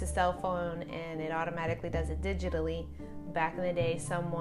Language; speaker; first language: English; native; English